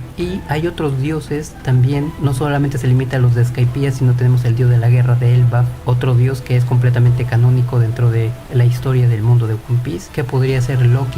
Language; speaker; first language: Spanish; native; Spanish